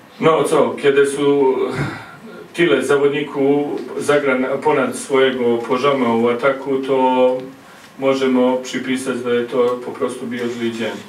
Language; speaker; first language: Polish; non-native, learner; Croatian